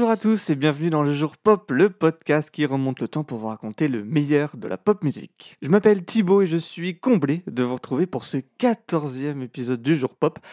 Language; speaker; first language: French; native; French